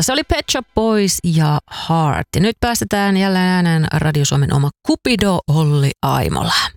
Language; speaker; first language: Finnish; native; Finnish